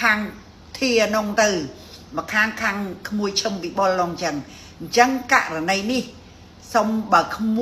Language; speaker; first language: Khmer; native; Khmer